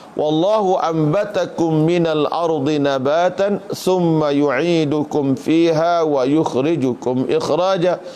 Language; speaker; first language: Malay; native; Malay